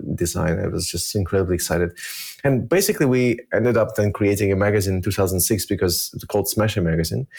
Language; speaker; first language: English; early bilingual, other home language; Russian